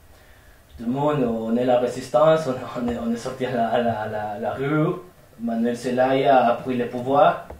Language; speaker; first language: French; non-native, fluent; Spanish